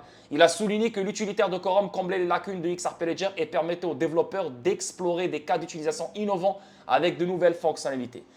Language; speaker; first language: French; native; French